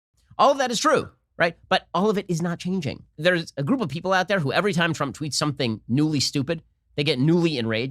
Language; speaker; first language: English; native; English